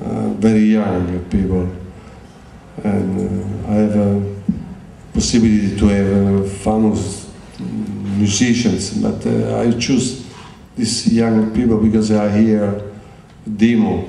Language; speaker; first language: English; non-native, learner; Italian